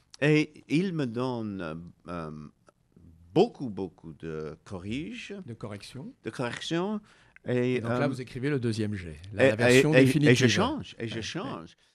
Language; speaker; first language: French; non-native, learner; English